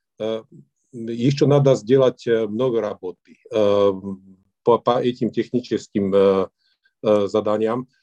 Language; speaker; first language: Russian; non-native, learner; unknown